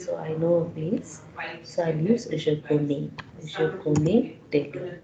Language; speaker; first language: French; non-native, learner; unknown